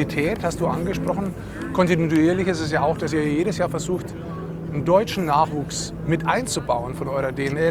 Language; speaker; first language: German; native; German